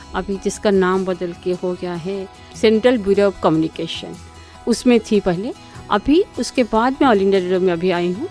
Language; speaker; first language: Hindi; non-native, local second language; Odia